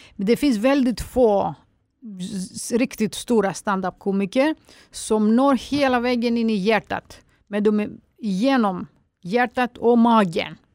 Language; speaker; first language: Swedish; non-native, fluent; Greek